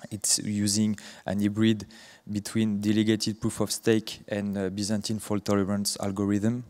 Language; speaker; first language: English; non-native, fluent; French